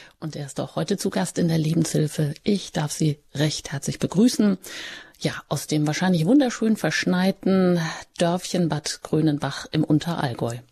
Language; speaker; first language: German; native; German